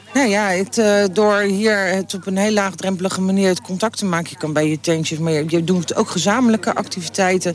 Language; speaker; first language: Dutch; native; Dutch